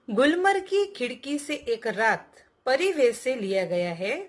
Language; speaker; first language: Hindi; non-native, local second language; Gujarati